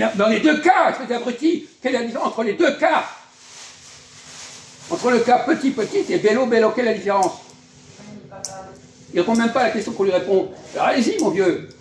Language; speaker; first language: French; native; French